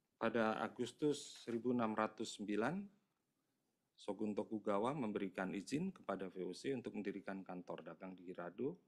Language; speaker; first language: Indonesian; native; Indonesian